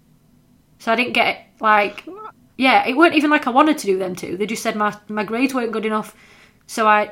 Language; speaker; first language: English; native; English